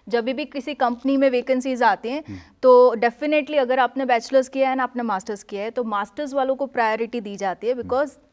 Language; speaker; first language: Hindi; non-native, local second language; Gujarati